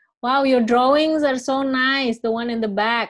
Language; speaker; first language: English; non-native, fluent; Indonesian